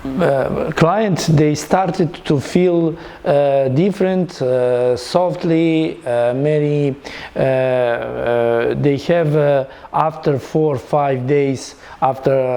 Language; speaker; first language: English; non-native, learner; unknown